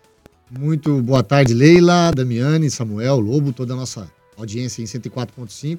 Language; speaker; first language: Portuguese; native; Portuguese